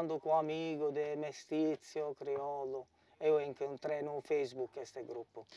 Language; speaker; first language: Portuguese; non-native, learner; Italian